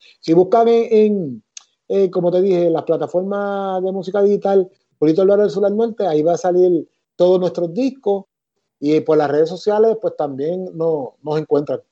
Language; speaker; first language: Spanish; native; Spanish